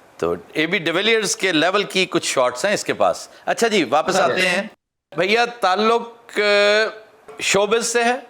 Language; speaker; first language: Urdu; non-native, local second language; Punjabi